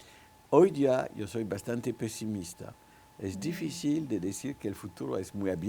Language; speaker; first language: Spanish; non-native, local second language; French